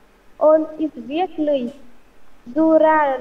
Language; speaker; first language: Russian; non-native, learner; Vietnamese